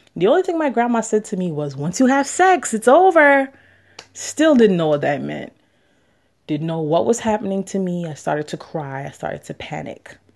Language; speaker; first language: English; native; English